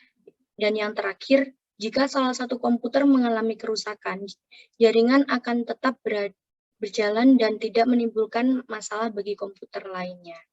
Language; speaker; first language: Indonesian; native; Indonesian